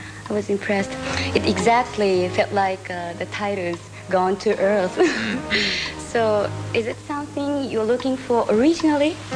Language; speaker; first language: English; non-native, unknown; Japanese